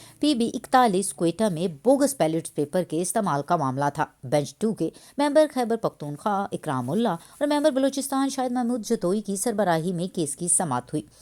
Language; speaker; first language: Urdu; native; Urdu